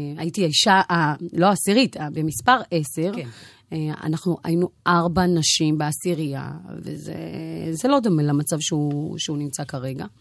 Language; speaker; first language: Hebrew; early bilingual, other home language; Amharic